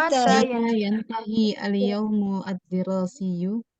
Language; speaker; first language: Arabic; non-native, learner; Indonesian